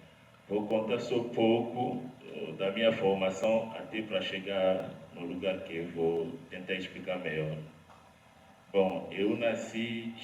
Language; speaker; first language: Portuguese; non-native, learner; Lingala